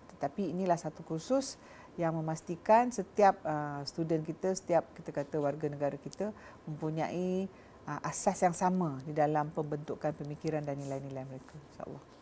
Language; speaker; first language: Malay; native; Malay